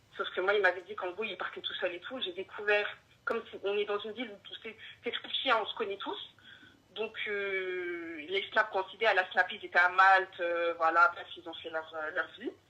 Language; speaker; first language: French; early bilingual, other home language; Arabic